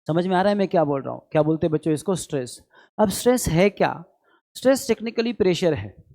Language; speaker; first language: Hindi; non-native, local second language; Marathi